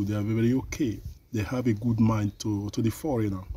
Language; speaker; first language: English; non-native, learner; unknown